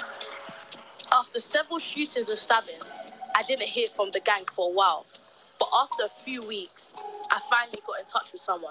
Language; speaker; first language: English; native; English